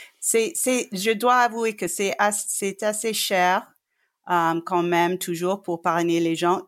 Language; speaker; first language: French; non-native, fluent; English